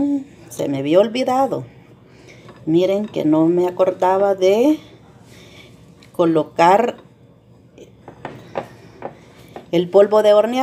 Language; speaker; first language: Spanish; native; Spanish